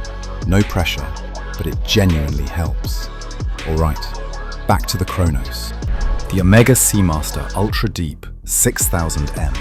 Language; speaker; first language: English; native; English